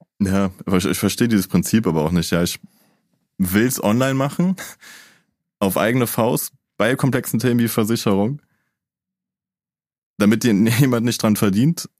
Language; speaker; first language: German; native; German